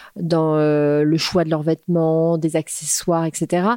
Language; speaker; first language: French; native; French